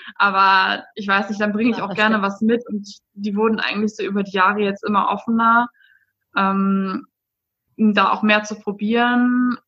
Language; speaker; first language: German; native; German